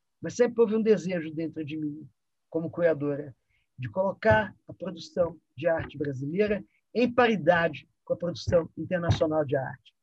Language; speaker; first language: Portuguese; early bilingual, other home language; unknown